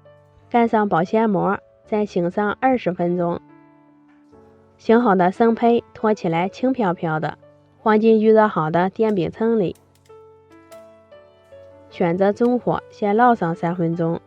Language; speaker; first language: Chinese; native; Chinese